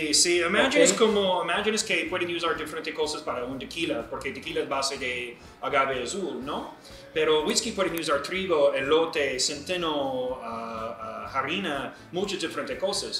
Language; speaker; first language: Spanish; non-native, learner; English